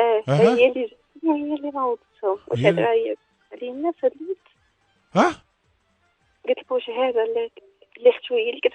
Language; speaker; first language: Arabic; native; Arabic